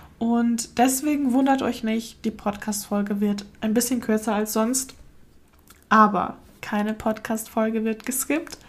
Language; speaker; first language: German; early bilingual, other home language; Russian